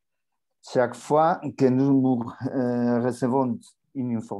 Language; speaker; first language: French; non-native, learner; Spanish